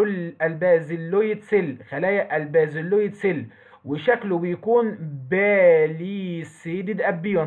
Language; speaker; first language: Arabic; native; Arabic